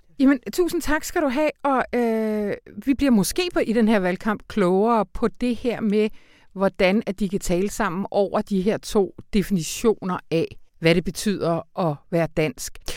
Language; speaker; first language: Danish; native; Danish